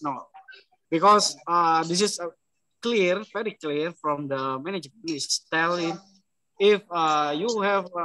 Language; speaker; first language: English; non-native, learner; Indonesian